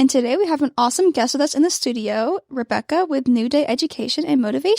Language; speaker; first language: English; native; English